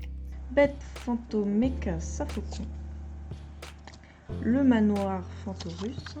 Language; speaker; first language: French; native; French